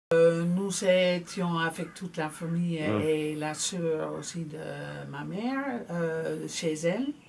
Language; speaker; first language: French; non-native, fluent; Dutch